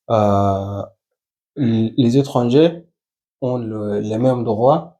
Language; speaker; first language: French; non-native, learner; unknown